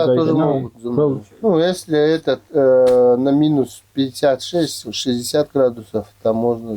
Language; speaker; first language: Russian; non-native, local second language; Yakut